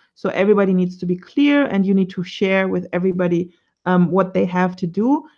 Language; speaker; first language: English; non-native, fluent; German